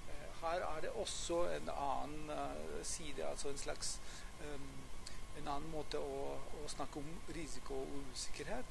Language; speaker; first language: Norwegian; non-native, fluent; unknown